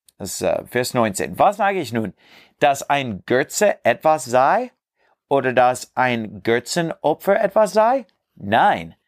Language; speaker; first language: German; non-native, learner; English